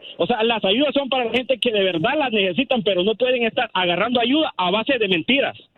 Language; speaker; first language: Spanish; native; Spanish